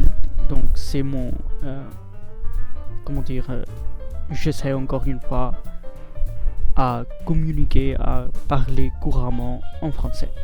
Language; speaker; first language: French; non-native, fluent; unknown